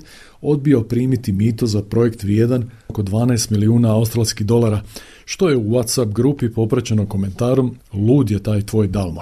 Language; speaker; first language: Croatian; native; Croatian